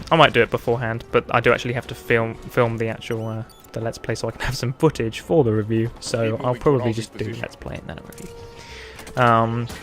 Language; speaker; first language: English; native; English